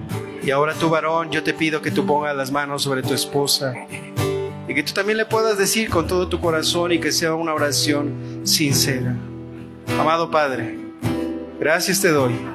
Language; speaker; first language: Spanish; native; Spanish